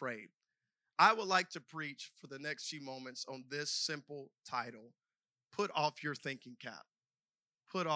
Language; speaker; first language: English; native; English